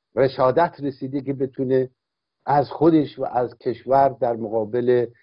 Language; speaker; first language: Persian; native; Persian